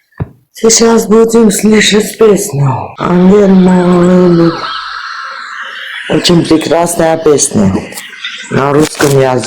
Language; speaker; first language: Russian; non-native, local second language; Armenian